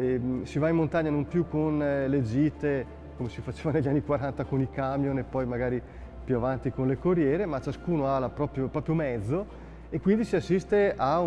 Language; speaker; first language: Italian; native; Italian